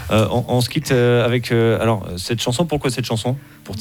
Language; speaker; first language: French; native; French